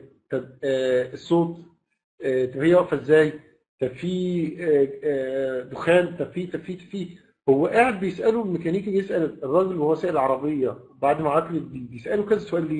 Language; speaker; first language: Arabic; native; Arabic